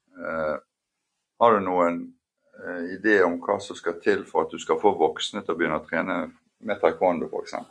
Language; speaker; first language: Norwegian; native; Norwegian